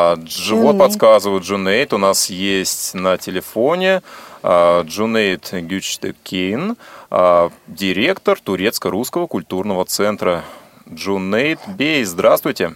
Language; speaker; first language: Russian; native; Russian